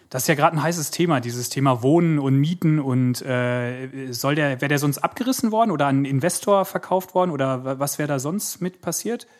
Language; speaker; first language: German; native; German